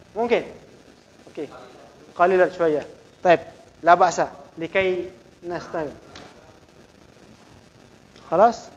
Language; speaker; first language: Arabic; non-native, fluent; Indonesian